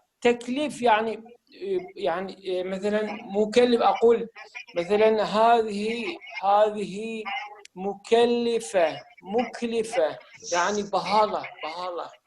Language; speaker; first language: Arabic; non-native, fluent; Turkish